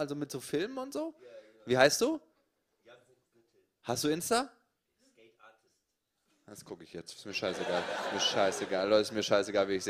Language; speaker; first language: German; native; German